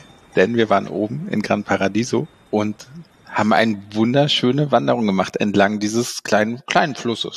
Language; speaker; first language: German; native; German